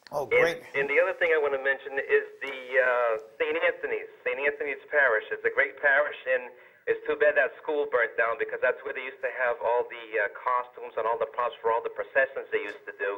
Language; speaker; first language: English; native; English